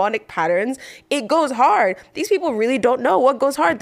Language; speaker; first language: English; non-native, local second language; Yoruba